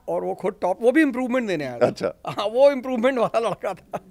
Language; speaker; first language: Hindi; native; Hindi